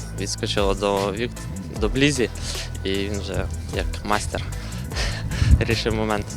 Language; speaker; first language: Ukrainian; native; Ukrainian